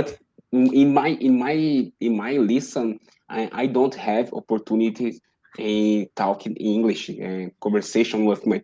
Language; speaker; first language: English; non-native, learner; Portuguese